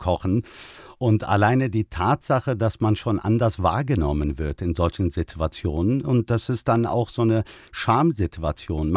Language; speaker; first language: German; early bilingual, other home language; Turkish